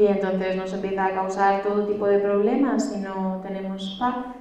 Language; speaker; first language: Spanish; native; Spanish